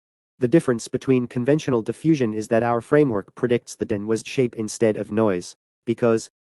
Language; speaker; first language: English; non-native, fluent; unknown